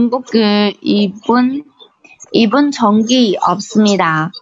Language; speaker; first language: Korean; non-native, learner; Chinese